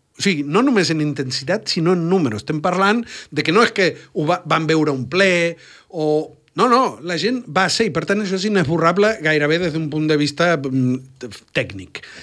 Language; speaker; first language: Catalan; native; Catalan